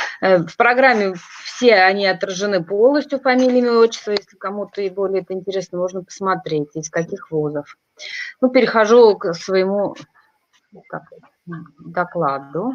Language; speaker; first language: Russian; native; Russian